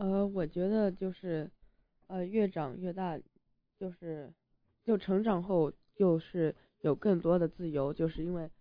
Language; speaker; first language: Chinese; early bilingual, heritage; Chinese